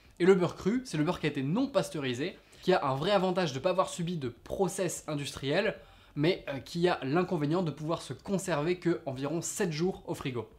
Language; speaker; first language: French; native; French